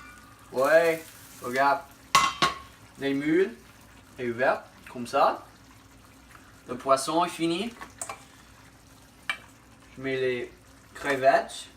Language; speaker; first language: French; non-native, learner; English